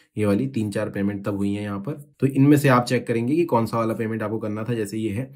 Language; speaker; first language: Hindi; native; Hindi